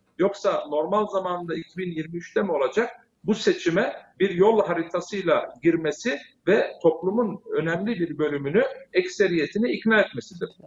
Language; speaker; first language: Turkish; early bilingual, heritage; Turkish